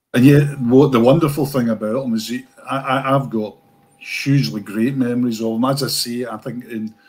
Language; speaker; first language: English; native; English